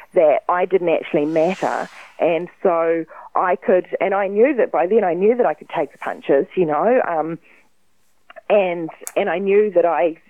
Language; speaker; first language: English; native; English